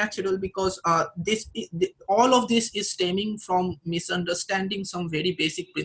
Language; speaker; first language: English; non-native, local second language; Bangla